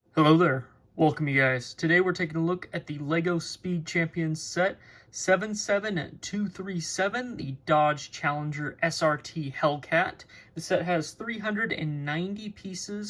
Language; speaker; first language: English; native; English